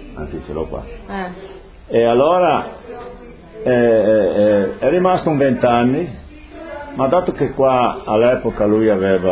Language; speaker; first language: Italian; non-native, local second language; Friulian